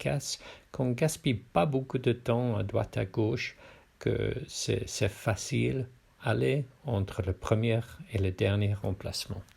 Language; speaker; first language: French; non-native, fluent; English